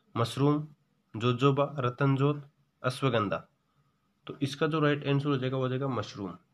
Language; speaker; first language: Hindi; native; Hindi